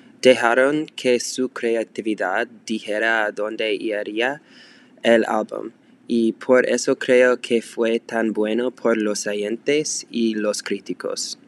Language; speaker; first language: Spanish; non-native, learner; English